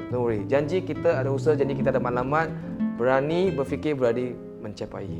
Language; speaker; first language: Malay; non-native, local second language; Chinese